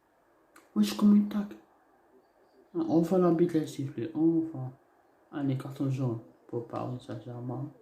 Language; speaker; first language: French; non-native, learner; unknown